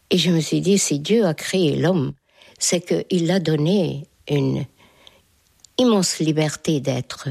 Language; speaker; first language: French; non-native, fluent; Hungarian